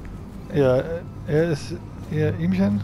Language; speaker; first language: German; native; German